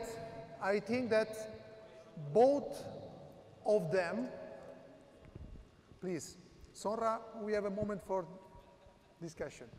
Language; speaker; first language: English; non-native, learner; Italian